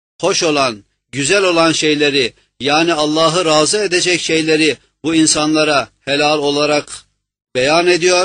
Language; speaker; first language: Turkish; native; Turkish